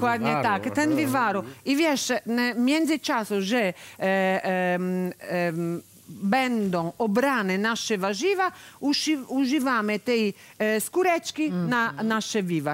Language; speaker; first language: Polish; non-native, learner; Italian